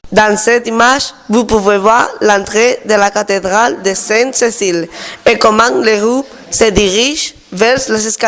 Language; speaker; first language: French; non-native, learner; Spanish